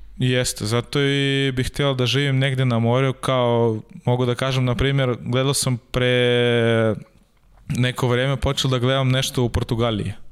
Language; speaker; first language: Serbian; non-native, learner; Russian